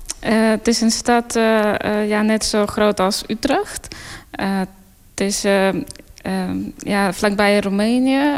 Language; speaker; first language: Dutch; non-native, fluent; Ukrainian